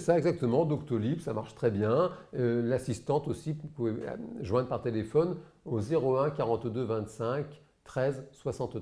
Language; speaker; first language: French; native; French